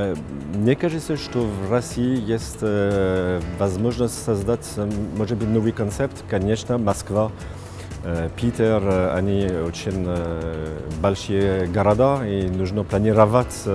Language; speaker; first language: Russian; non-native, fluent; French